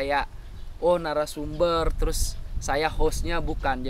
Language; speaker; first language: Indonesian; native; Indonesian